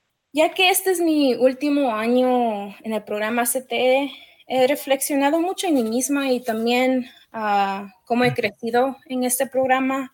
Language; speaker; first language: Spanish; early bilingual, heritage; Spanish